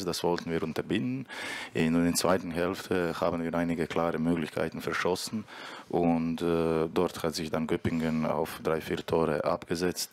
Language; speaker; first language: German; non-native, fluent; Croatian